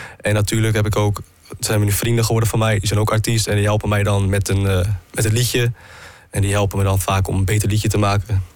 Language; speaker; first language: Dutch; native; Dutch